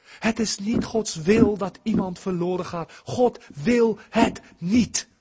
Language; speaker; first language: Dutch; early bilingual, heritage; Dutch